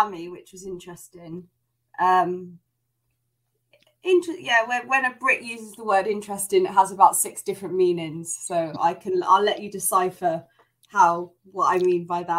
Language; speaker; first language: English; native; English